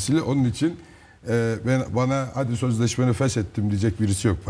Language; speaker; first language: Turkish; native; Turkish